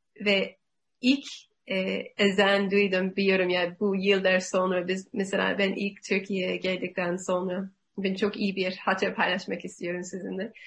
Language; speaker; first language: Turkish; non-native, learner; English